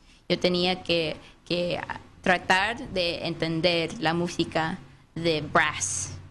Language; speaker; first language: Spanish; non-native, learner; English